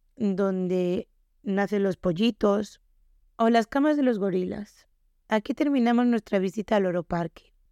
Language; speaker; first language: Spanish; native; Spanish